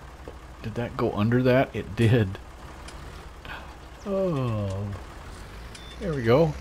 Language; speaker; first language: English; native; English